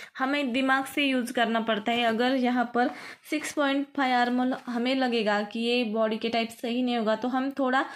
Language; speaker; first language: Hindi; non-native, local second language; Marathi